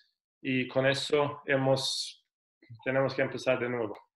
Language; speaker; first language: Spanish; non-native, fluent; Swedish